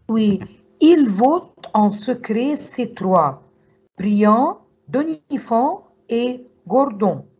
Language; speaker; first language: French; non-native, learner; Arabic